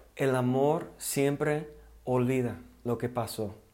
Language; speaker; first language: Spanish; non-native, fluent; English